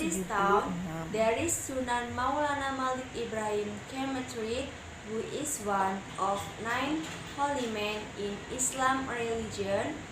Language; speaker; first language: English; non-native, learner; Indonesian